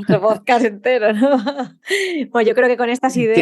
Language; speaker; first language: Spanish; native; Spanish